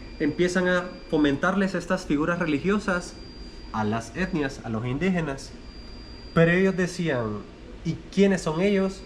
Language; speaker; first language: Spanish; native; Spanish